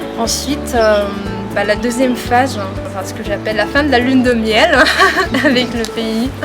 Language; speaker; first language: French; non-native, local second language; Arabic